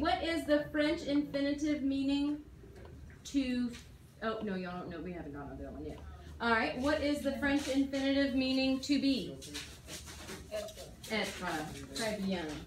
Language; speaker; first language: English; native; English